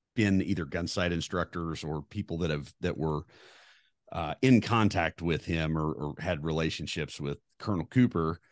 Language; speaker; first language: English; native; English